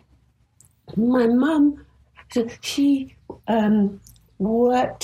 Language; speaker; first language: English; native; English